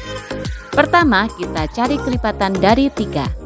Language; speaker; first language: Indonesian; native; Indonesian